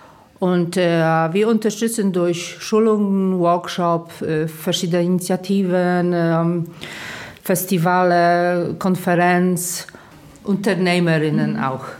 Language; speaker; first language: German; non-native, fluent; Polish